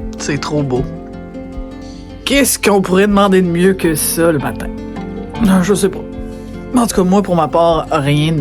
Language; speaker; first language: French; native; French